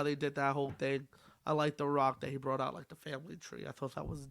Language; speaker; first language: English; native; English